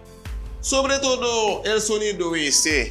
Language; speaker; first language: Spanish; non-native, fluent; Haitian Creole